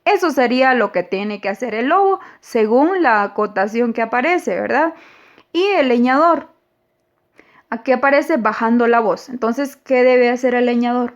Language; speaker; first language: Spanish; native; Spanish